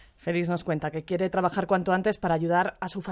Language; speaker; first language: Spanish; native; Spanish